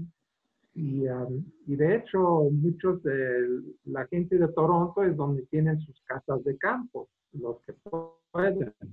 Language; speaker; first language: Spanish; non-native, fluent; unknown